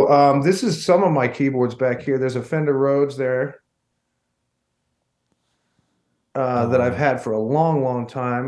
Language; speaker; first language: English; native; English